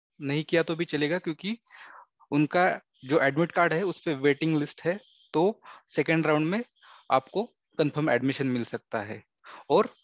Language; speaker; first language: Hindi; non-native, local second language; Marathi